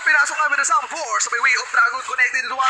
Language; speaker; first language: Filipino; native; Filipino